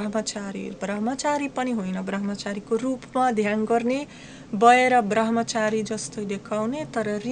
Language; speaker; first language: Nepali; non-native, learner; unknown